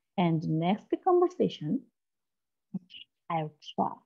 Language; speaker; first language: English; non-native, learner; Korean